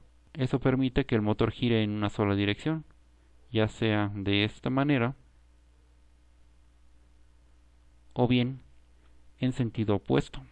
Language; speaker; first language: Spanish; native; Spanish